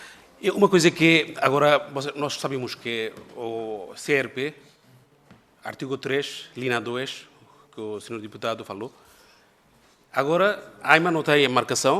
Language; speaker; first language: Portuguese; non-native, learner; Bangla